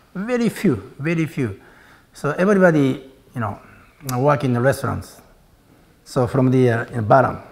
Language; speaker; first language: English; non-native, learner; Japanese